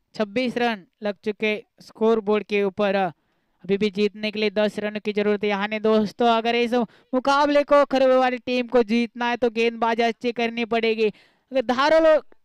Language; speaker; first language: Hindi; non-native, local second language; Marathi